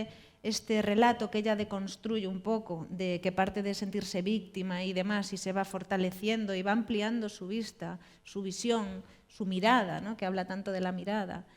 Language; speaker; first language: Spanish; native; Spanish